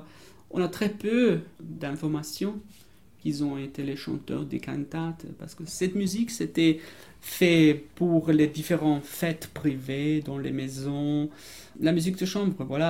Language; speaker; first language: French; non-native, fluent; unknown